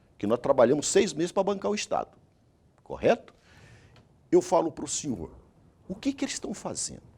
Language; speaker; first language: Portuguese; native; Portuguese